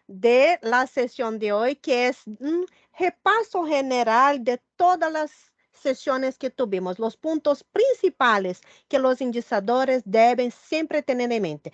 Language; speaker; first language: Spanish; non-native, fluent; Portuguese